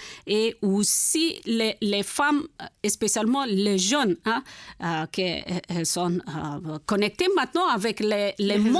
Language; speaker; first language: French; non-native, learner; Persian